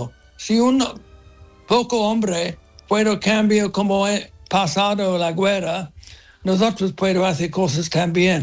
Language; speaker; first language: Spanish; non-native, learner; English